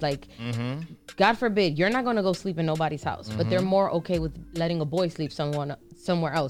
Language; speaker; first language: English; early bilingual, other home language; Spanish